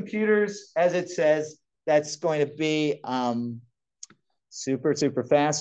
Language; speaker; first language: English; native; English